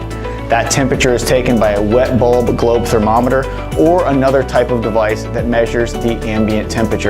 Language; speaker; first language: English; native; English